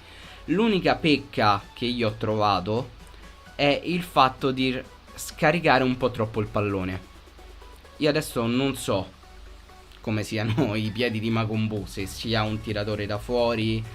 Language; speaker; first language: Italian; native; Italian